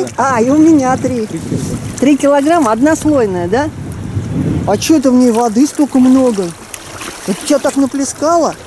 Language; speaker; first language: Russian; native; Russian